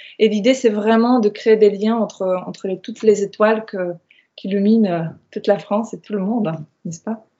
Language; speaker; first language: French; non-native, fluent; Polish